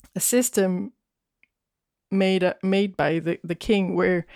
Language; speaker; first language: English; non-native, fluent; Danish